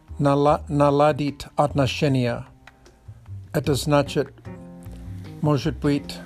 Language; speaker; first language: Russian; non-native, learner; English